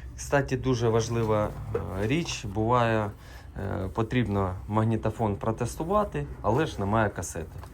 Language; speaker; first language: Ukrainian; non-native, local second language; Russian